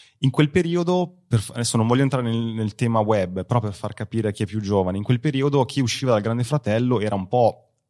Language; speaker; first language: Italian; native; Italian